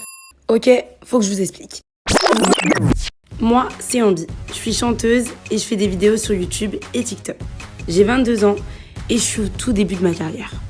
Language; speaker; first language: French; native; French